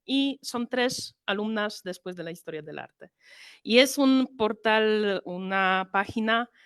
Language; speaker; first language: Spanish; non-native, fluent; Polish